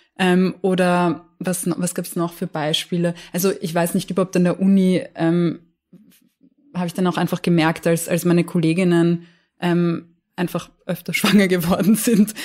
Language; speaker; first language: German; native; German